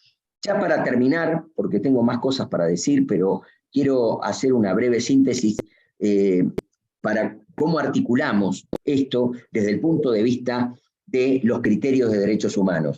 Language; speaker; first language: Spanish; native; Spanish